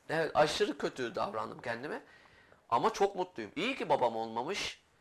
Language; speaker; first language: Turkish; native; Turkish